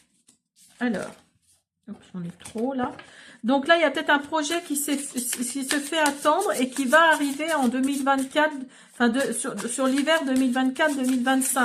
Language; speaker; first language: French; native; French